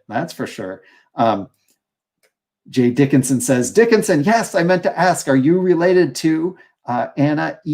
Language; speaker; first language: English; native; English